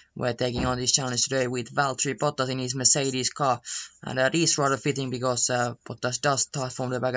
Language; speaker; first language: English; non-native, fluent; Finnish